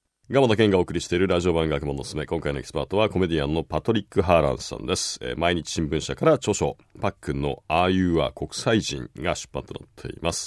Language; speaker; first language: Japanese; native; Japanese